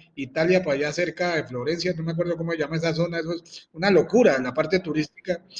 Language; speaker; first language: Spanish; native; Spanish